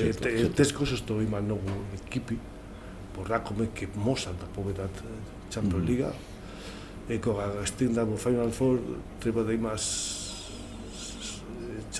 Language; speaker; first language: Macedonian; non-native, learner; Spanish